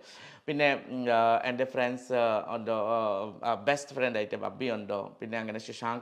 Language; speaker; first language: Malayalam; non-native, learner; Assamese